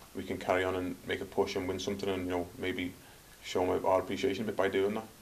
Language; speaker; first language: English; native; English